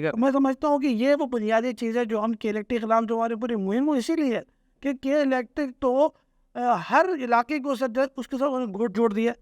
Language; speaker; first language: Urdu; native; Urdu